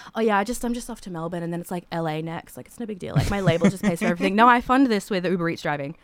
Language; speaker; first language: English; native; English